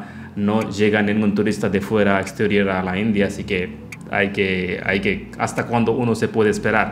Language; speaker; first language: Spanish; non-native, learner; Hindi